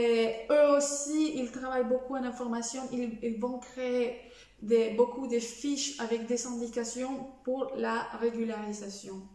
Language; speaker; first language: French; non-native, fluent; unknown